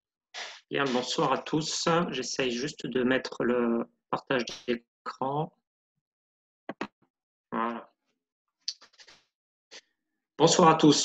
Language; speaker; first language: French; native; French